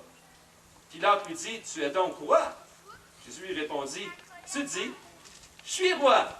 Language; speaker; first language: French; native; French